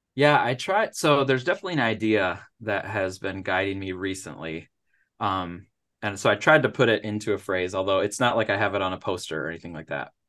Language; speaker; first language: English; native; English